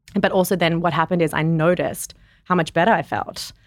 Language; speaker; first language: English; native; English